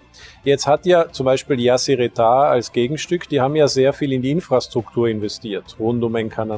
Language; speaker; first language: German; native; German